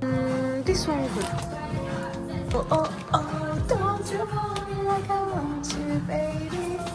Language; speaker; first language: English; non-native, learner; French